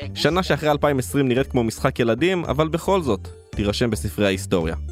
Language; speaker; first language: Hebrew; native; Hebrew